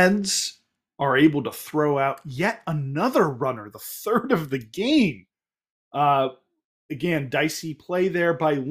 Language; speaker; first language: English; native; English